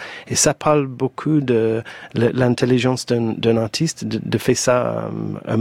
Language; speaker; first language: French; non-native, fluent; English